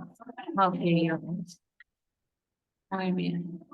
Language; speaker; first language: Spanish; native; Spanish